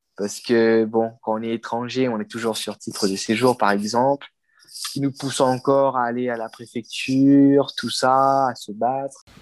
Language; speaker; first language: French; non-native, local second language; Morisyen